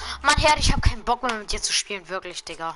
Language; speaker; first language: German; native; German